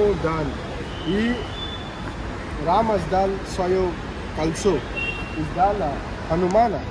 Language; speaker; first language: Russian; non-native, learner; Marathi